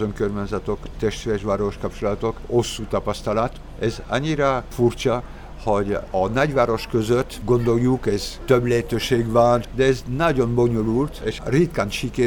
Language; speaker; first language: Hungarian; non-native, learner; French